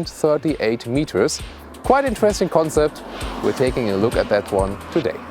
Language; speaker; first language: English; non-native, fluent; German